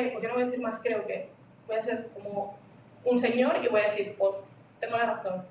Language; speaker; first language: Spanish; native; Spanish